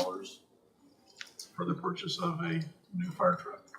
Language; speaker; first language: English; native; English